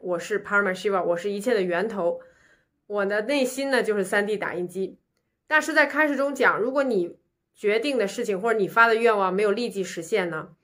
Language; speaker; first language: Chinese; native; Chinese